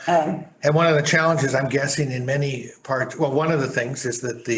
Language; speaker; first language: English; native; English